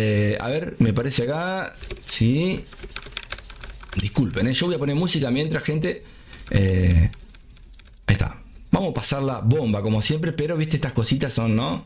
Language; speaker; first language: Spanish; native; Spanish